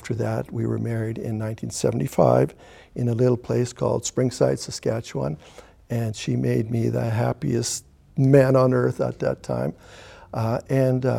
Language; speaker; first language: English; early bilingual, other home language; German